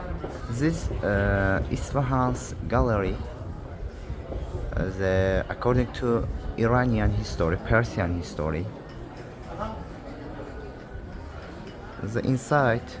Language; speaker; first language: English; non-native, learner; Azerbaijani